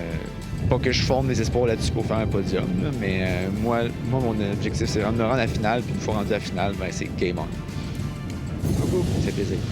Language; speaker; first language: French; native; French